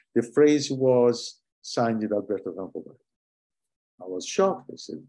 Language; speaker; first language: English; non-native, fluent; Italian